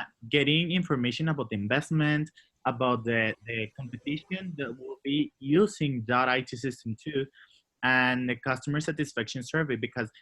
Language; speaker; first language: English; non-native, learner; Spanish